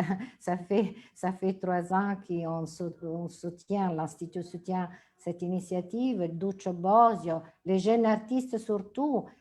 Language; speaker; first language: French; non-native, fluent; Italian